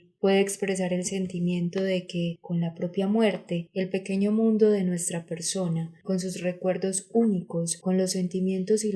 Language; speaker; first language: Spanish; native; Spanish